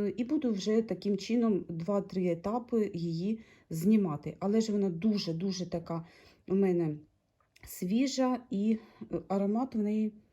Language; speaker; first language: Ukrainian; non-native, local second language; Russian